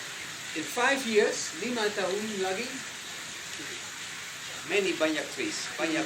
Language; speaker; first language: Indonesian; non-native, learner; Dutch